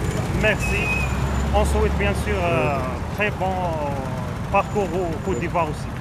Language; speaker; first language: French; non-native, local second language; Arabic